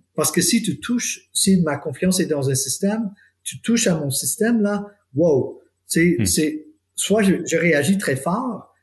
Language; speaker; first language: French; non-native, fluent; English